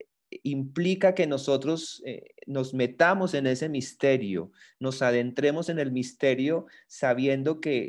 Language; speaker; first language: Spanish; native; Spanish